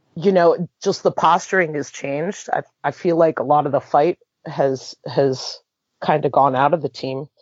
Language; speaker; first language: English; early bilingual, other home language; German